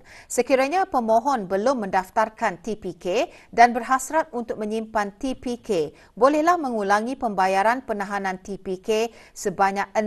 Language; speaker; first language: Malay; native; Malay